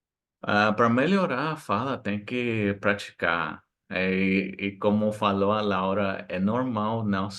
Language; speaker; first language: Portuguese; non-native, fluent; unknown